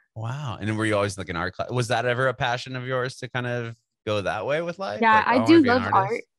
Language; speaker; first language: English; native; English